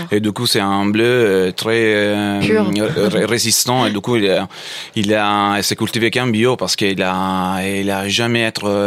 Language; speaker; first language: French; non-native, fluent; Italian